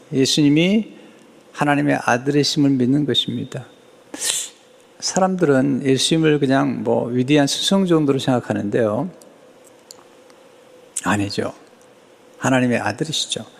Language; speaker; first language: Korean; native; Korean